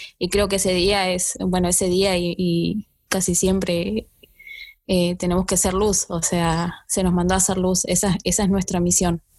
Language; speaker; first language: Spanish; native; Spanish